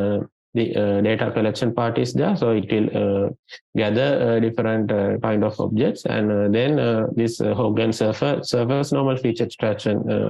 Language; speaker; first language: English; non-native, local second language; Sinhala